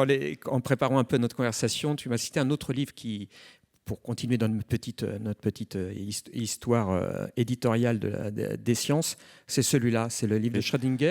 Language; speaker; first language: French; native; French